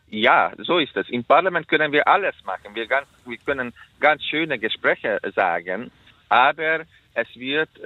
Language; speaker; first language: German; non-native, fluent; Hungarian